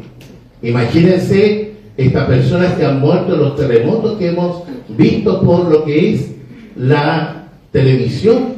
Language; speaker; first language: Spanish; native; Spanish